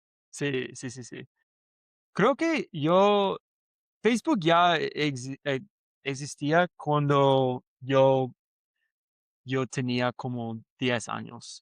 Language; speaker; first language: Spanish; non-native, learner; English